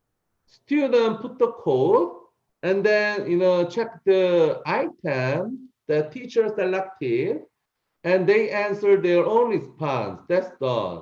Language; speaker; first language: English; non-native, learner; Korean